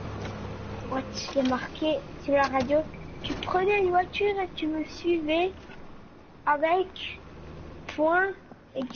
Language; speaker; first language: French; native; French